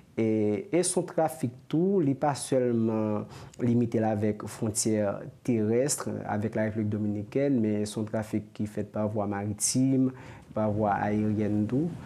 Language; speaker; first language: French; non-native, local second language; Haitian Creole